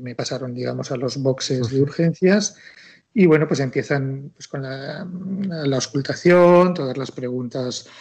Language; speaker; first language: Spanish; native; Spanish